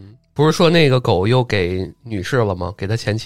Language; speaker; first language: Chinese; native; Chinese